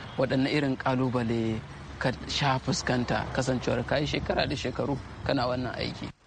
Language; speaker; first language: Hausa; non-native, local second language; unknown